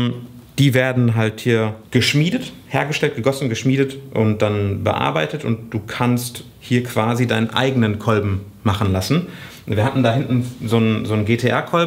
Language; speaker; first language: German; native; German